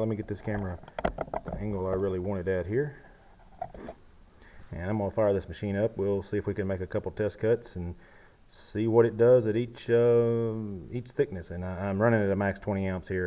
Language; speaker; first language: English; native; English